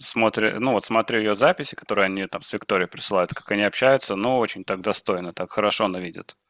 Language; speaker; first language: Russian; non-native, local second language; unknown